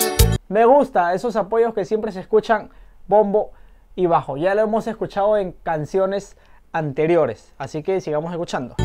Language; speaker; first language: Spanish; native; Spanish